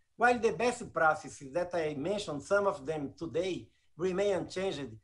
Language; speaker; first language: English; non-native, fluent; Portuguese